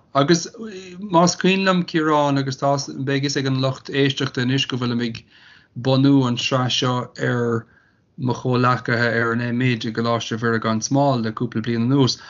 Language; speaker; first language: Irish; native; Irish